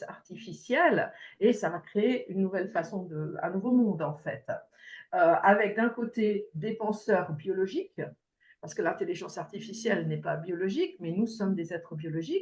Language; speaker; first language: French; native; French